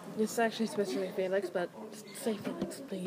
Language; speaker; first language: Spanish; non-native, learner; English